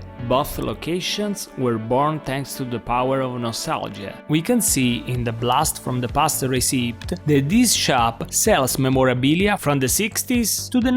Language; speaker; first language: English; non-native, fluent; Italian